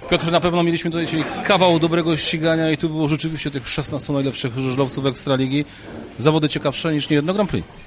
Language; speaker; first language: Polish; native; Polish